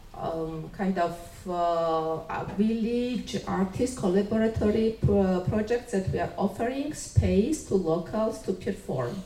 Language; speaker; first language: English; non-native, fluent; Georgian